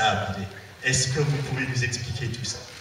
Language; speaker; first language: French; native; French